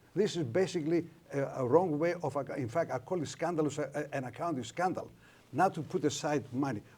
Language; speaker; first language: English; non-native, fluent; Greek